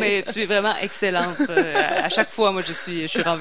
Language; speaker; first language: French; native; French